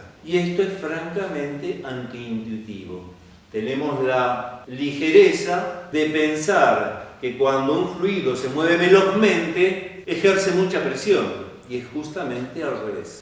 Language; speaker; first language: Spanish; native; Spanish